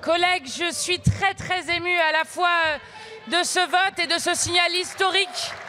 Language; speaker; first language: French; native; French